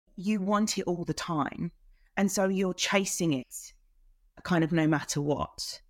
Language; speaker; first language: English; native; English